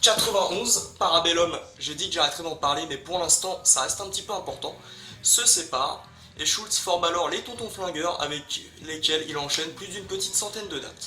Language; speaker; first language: French; native; French